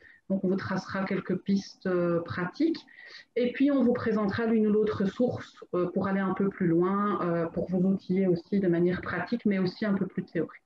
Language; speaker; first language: French; native; French